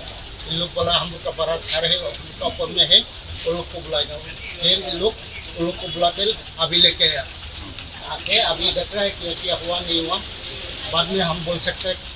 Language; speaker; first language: Hindi; non-native, local second language; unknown